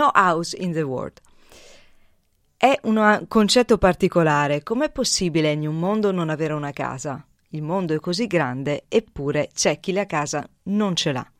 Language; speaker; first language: Italian; native; Italian